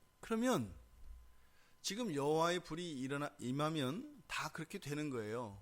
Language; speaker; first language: Korean; native; Korean